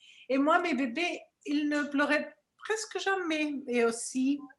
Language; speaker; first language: French; non-native, fluent; Spanish